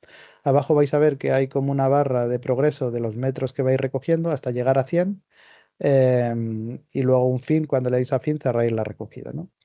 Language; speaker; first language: Spanish; native; Spanish